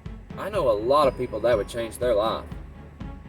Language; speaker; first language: English; native; English